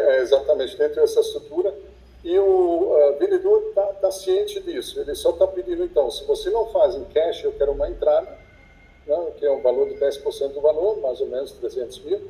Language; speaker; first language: Portuguese; non-native, fluent; German